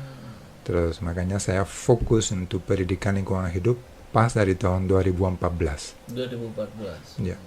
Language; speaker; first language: Indonesian; non-native, fluent; Spanish